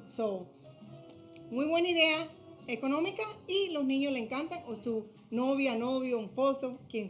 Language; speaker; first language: Spanish; early bilingual, heritage; Spanish